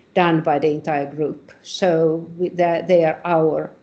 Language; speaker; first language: English; non-native, fluent; Finnish